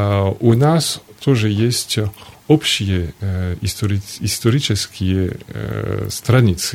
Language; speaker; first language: Russian; non-native, fluent; French